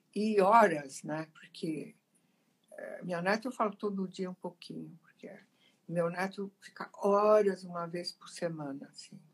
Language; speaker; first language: Portuguese; early bilingual, other home language; Italian